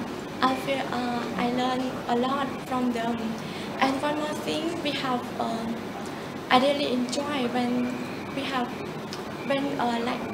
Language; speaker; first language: English; non-native, learner; Khmer